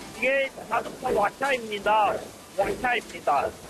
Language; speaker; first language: Korean; non-native, learner; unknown